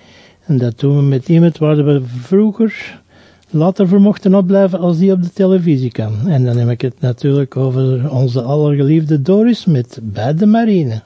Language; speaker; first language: Dutch; native; Dutch